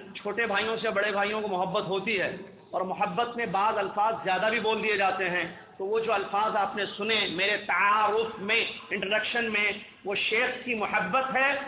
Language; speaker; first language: Urdu; native; Urdu